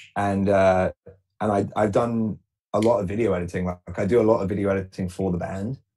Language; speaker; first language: English; native; English